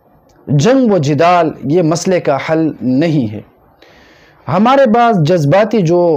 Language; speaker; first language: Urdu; non-native, local second language; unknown